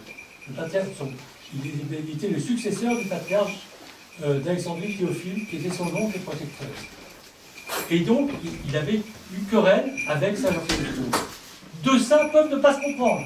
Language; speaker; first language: French; native; French